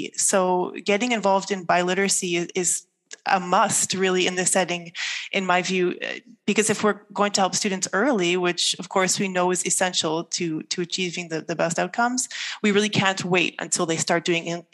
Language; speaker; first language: English; native; English